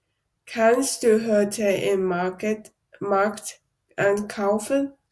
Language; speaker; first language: German; non-native, learner; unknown